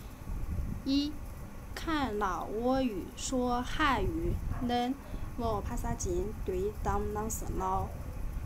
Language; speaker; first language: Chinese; non-native, fluent; Lao